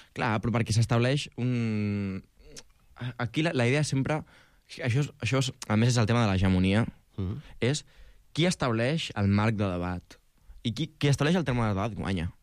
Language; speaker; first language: Catalan; native; Catalan